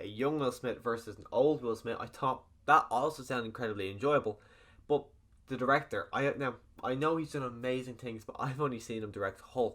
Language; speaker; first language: English; native; English